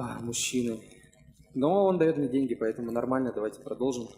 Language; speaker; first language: Russian; native; Russian